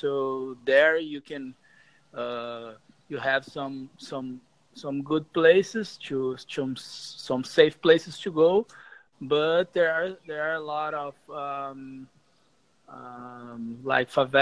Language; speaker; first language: English; non-native, learner; Portuguese